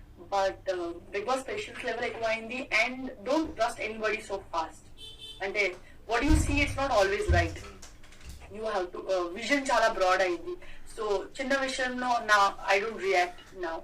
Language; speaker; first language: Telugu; non-native, learner; Gujarati